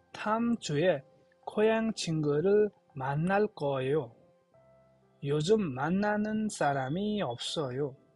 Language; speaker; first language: Korean; non-native, fluent; Nepali